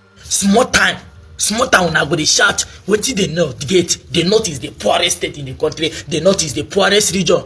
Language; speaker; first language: Nigerian Pidgin; non-native, local second language; Hausa